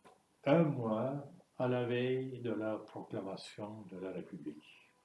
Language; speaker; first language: French; non-native, fluent; Turkish